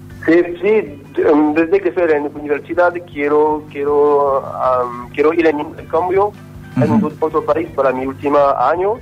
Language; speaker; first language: Spanish; non-native, learner; French